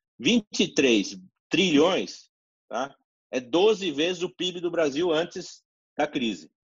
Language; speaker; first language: Portuguese; native; Portuguese